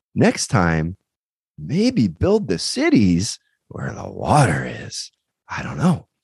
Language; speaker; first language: English; native; English